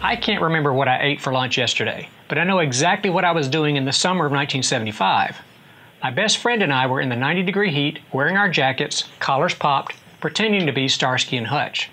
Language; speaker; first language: English; native; English